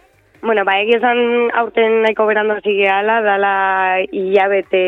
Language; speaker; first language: Basque; native; Basque